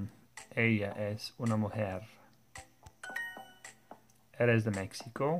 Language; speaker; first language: Spanish; non-native, learner; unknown